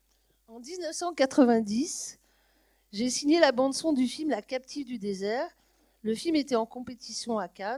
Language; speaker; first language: French; native; French